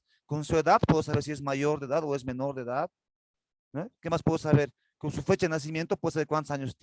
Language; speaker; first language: Spanish; native; Spanish